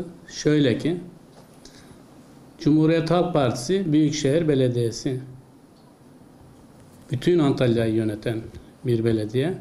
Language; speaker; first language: Turkish; native; Turkish